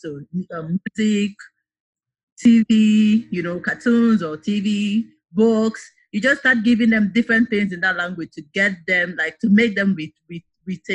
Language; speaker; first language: English; non-native, local second language; Igbo